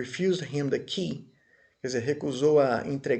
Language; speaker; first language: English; non-native, fluent; Portuguese